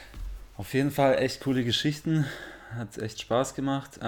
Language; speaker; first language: German; native; German